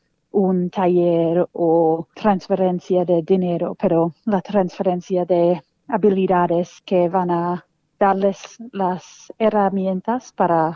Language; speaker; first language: Spanish; non-native, fluent; English